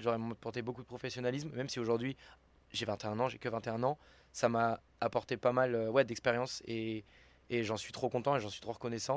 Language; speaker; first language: French; native; French